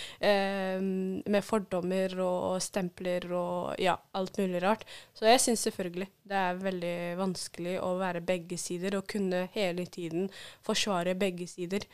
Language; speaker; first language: Norwegian; early bilingual, other home language; Somali